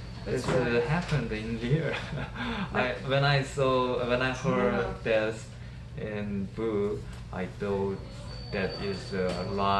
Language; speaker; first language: English; non-native, learner; Korean